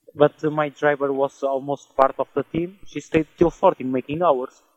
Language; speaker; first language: English; non-native, learner; Portuguese